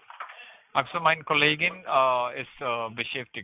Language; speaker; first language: German; non-native, learner; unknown